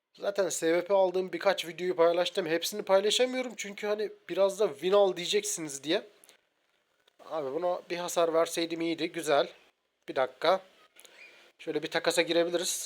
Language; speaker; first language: Turkish; native; Turkish